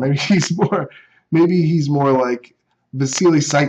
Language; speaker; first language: English; native; English